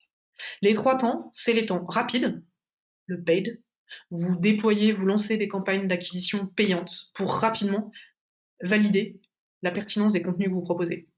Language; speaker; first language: French; native; French